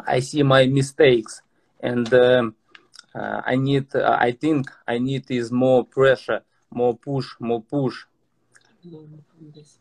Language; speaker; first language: English; non-native, learner; Russian